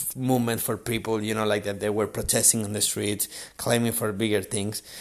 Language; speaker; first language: English; non-native, fluent; Spanish